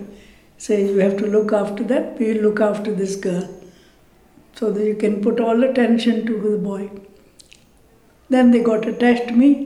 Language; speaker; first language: English; non-native, local second language; Punjabi